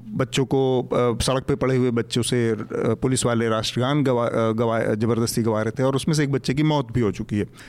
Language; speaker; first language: Hindi; native; Hindi